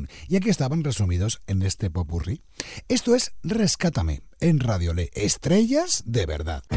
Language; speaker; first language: Spanish; native; Spanish